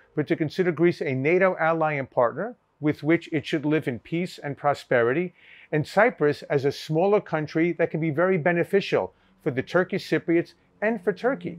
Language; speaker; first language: English; early bilingual, other home language; Greek